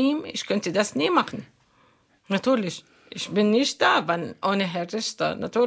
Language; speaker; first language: German; non-native, learner; Arabic